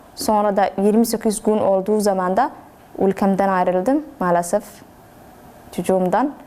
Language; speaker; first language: Turkish; non-native, learner; Somali